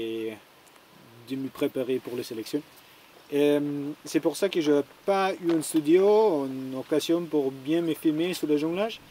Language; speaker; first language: French; non-native, learner; German